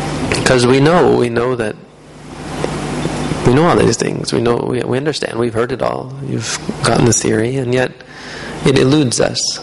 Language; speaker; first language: English; native; English